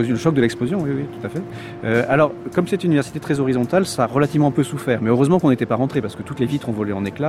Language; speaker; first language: French; native; French